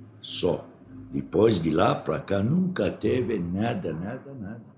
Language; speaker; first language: Portuguese; non-native, fluent; Arabic